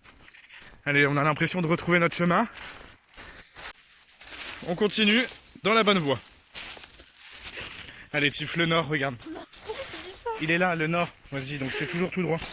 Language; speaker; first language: French; native; French